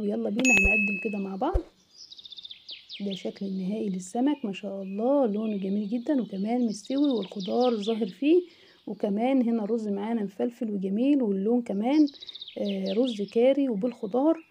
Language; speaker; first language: Arabic; native; Arabic